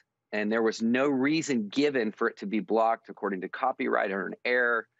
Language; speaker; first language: English; native; English